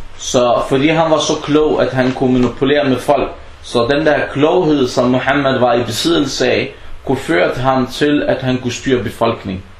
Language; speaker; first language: Danish; non-native, fluent; Arabic